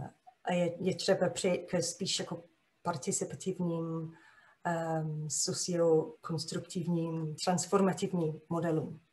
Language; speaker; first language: Czech; non-native, fluent; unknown